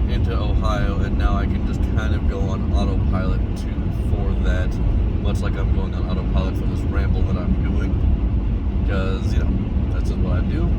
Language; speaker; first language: English; native; English